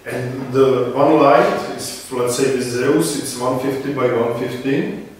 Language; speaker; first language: English; non-native, fluent; Czech